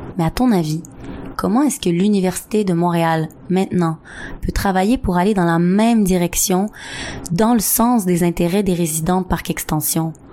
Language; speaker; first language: French; native; French